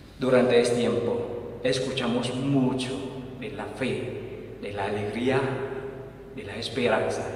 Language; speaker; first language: Spanish; non-native, fluent; Vietnamese